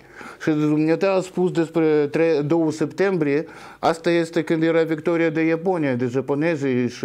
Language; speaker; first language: Romanian; non-native, local second language; Russian